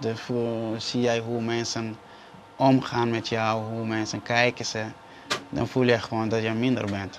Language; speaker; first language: Dutch; non-native, learner; Somali